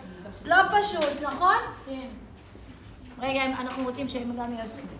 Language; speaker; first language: Hebrew; native; Hebrew